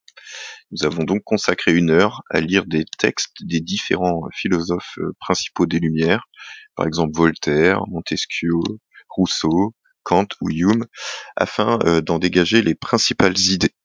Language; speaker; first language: French; native; French